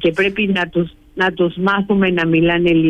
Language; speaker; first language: Greek; early bilingual, heritage; Greek